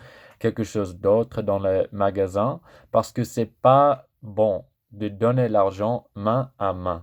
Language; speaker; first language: French; non-native, fluent; English